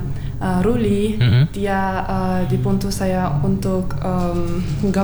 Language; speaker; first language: Indonesian; non-native, learner; Turkmen